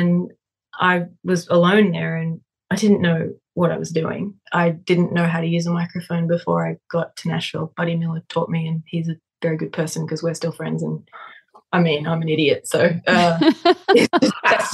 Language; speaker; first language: English; native; English